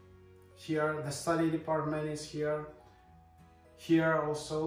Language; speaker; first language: English; non-native, fluent; Greek